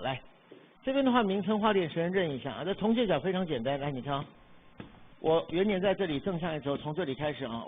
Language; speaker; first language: Chinese; native; Chinese